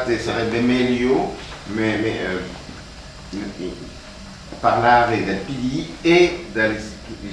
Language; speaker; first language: Italian; non-native, fluent; French